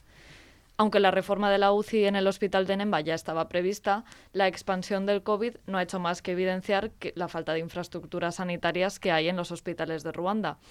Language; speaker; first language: Spanish; native; Spanish